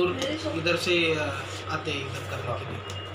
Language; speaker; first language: Hindi; non-native, local second language; Marathi